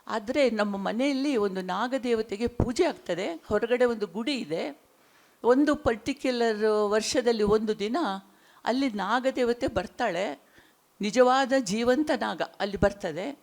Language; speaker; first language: Kannada; non-native, local second language; Konkani